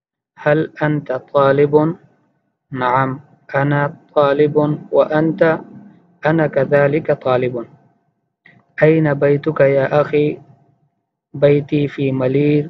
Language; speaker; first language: Arabic; non-native, fluent; Urdu